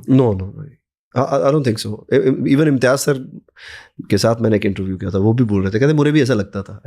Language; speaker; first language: Hindi; non-native, local second language; Punjabi